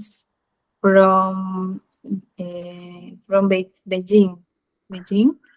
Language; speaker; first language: English; non-native, learner; Spanish